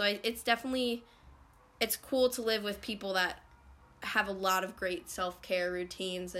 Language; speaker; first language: English; native; English